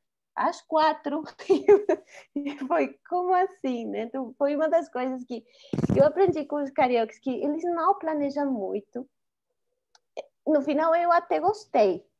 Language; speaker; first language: Portuguese; non-native, fluent; Spanish